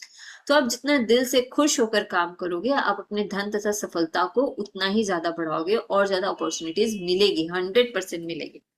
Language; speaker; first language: Hindi; native; Hindi